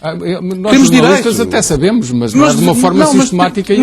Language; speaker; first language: Portuguese; native; Portuguese